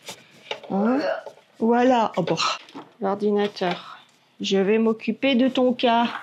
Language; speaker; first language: French; native; French